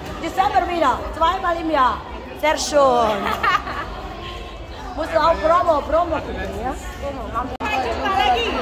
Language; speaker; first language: German; non-native, learner; Indonesian